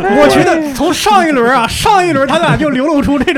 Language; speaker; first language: Chinese; native; Chinese